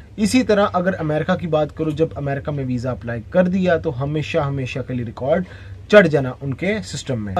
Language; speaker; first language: Urdu; native; Urdu